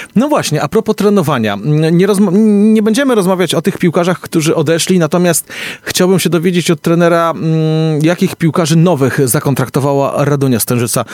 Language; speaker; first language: Polish; native; Polish